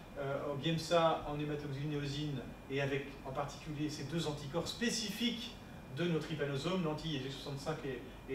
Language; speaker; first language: French; native; French